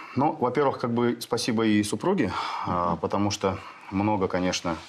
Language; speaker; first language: Russian; native; Russian